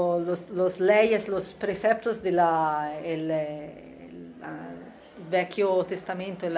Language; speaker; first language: Spanish; non-native, learner; Italian